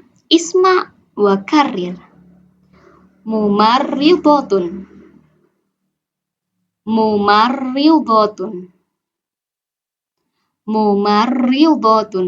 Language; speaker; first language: Arabic; non-native, learner; Indonesian